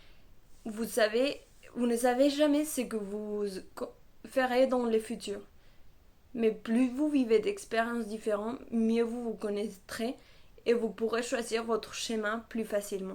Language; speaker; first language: French; non-native, fluent; Spanish